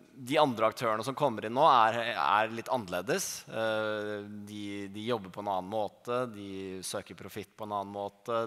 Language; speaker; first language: Norwegian; native; Norwegian